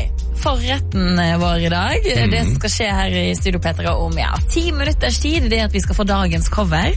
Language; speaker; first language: Norwegian; native; Norwegian